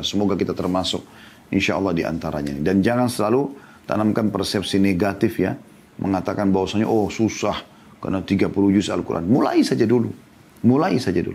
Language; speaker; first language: Indonesian; native; Indonesian